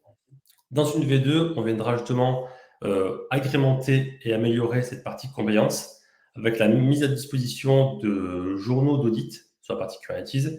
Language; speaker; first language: French; native; French